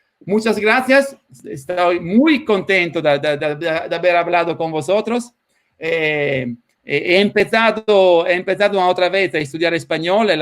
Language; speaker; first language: Spanish; non-native, fluent; Italian